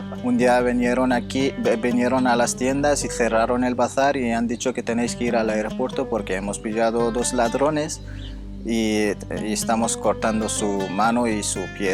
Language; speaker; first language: Spanish; non-native, fluent; Persian